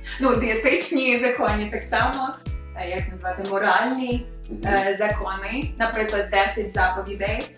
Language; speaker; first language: Ukrainian; early bilingual, other home language; English